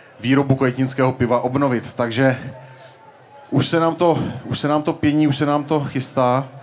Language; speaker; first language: Czech; native; Czech